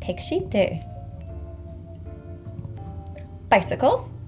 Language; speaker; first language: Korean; non-native, fluent; English